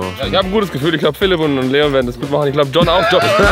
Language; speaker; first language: German; native; German